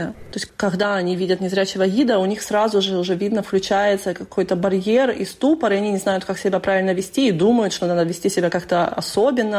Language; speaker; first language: Russian; native; Russian